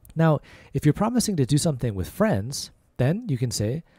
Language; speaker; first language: English; native; English